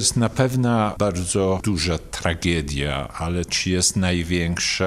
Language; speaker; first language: Polish; non-native, fluent; Kurdish